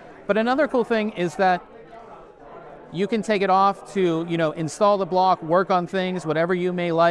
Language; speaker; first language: English; native; English